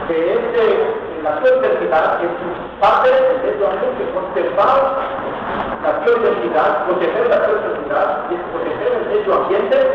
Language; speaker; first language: Spanish; non-native, fluent; Hebrew